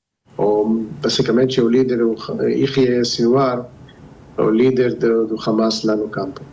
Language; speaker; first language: Portuguese; non-native, fluent; Hebrew